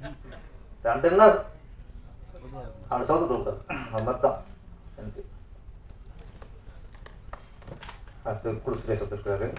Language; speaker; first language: Tamil; native; Tamil